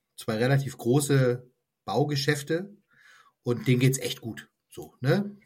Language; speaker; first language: German; native; German